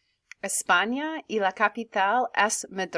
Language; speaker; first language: Spanish; non-native, fluent; English